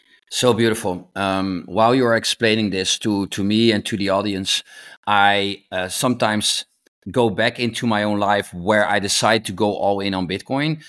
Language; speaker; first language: English; non-native, fluent; Dutch